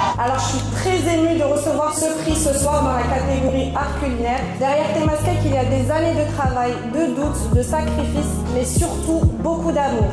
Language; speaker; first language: French; early bilingual, other home language; Arabic